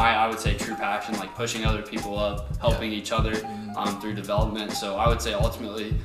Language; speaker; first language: English; native; English